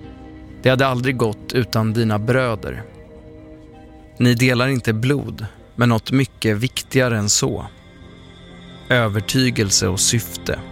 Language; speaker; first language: Swedish; native; Swedish